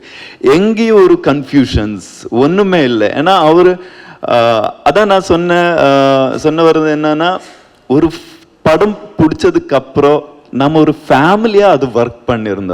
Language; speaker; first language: Tamil; non-native, learner; Kannada